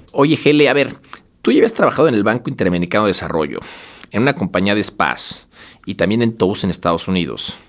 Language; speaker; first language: Spanish; native; Spanish